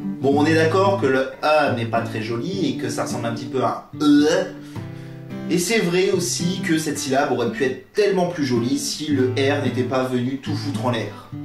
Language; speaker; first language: French; native; French